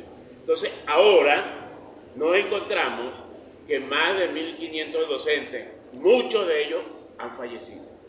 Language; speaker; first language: Spanish; native; Spanish